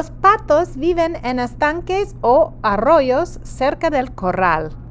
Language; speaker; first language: Spanish; non-native, fluent; English